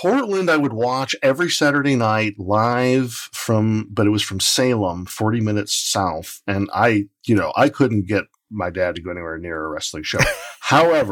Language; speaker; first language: English; native; English